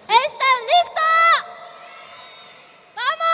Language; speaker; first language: Spanish; non-native, learner; Korean